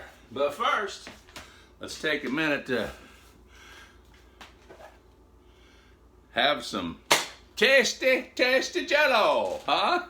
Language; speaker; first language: English; native; English